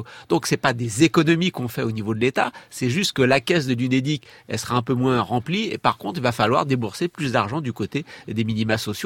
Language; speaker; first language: French; native; French